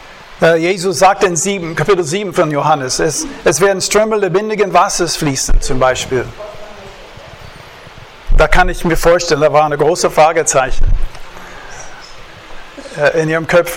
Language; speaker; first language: German; non-native, fluent; English